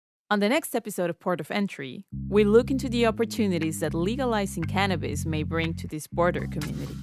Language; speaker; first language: English; native; English